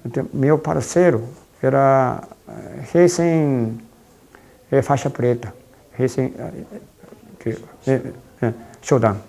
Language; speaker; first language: Portuguese; non-native, fluent; Japanese